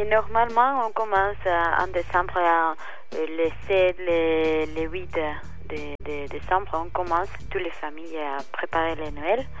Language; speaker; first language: French; non-native, fluent; Spanish